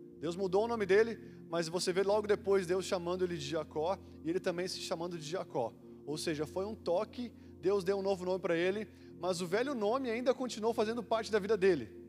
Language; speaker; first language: Portuguese; native; Portuguese